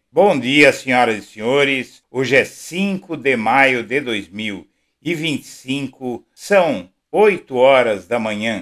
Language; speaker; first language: Portuguese; native; Portuguese